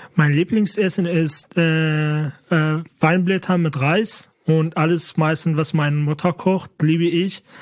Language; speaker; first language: German; non-native, fluent; Kurdish